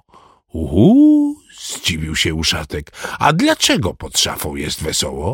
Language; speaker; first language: Polish; native; Polish